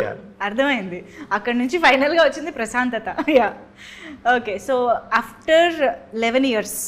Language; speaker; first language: Telugu; native; Telugu